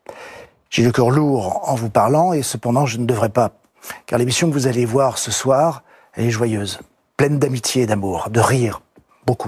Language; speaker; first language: French; native; French